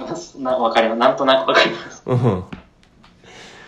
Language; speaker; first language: Japanese; native; Japanese